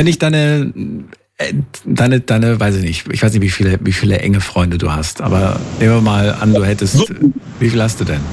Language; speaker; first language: German; native; German